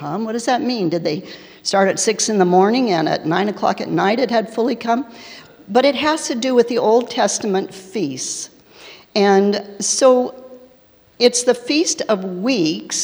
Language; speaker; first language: English; native; English